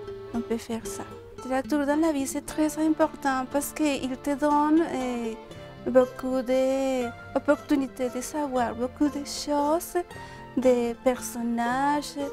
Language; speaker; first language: French; non-native, learner; Spanish